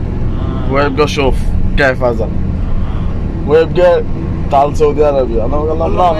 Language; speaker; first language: Arabic; non-native, learner; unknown